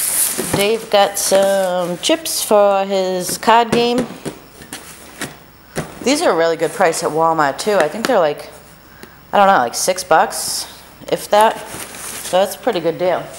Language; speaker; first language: English; native; English